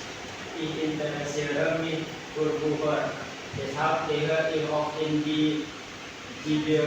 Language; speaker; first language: German; non-native, learner; Indonesian